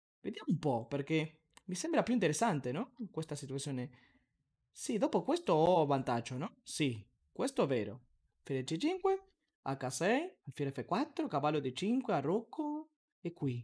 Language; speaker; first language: Italian; non-native, learner; Spanish